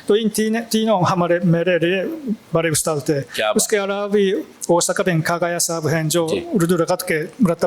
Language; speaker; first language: Hindi; non-native, fluent; Japanese